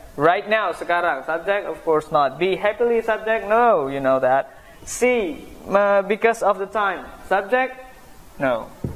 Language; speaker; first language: English; non-native, fluent; Indonesian